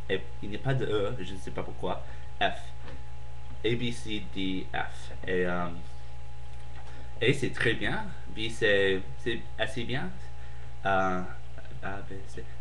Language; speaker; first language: French; non-native, fluent; English